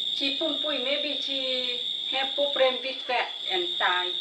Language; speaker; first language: English; non-native, learner; Thai